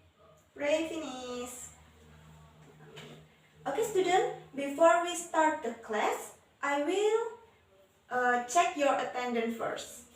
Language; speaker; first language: English; non-native, learner; Indonesian